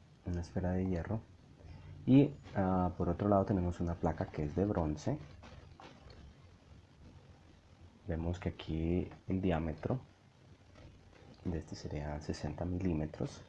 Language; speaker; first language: Spanish; native; Spanish